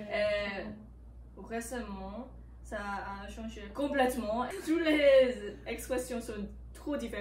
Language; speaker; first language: French; non-native, learner; English